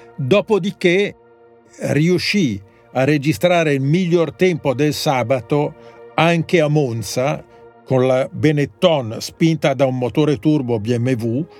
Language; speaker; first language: Italian; native; Italian